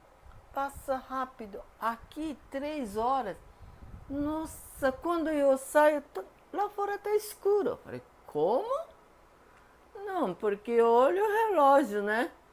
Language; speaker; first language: Portuguese; non-native, fluent; Japanese